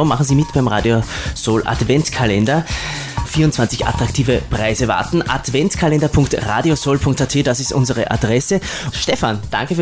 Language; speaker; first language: German; native; German